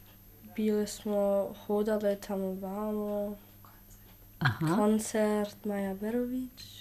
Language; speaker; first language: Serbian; early bilingual, heritage; Serbian